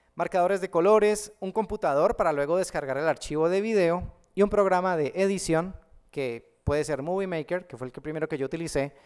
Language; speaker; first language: Spanish; native; Spanish